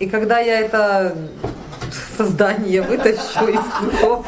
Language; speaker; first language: Russian; native; Russian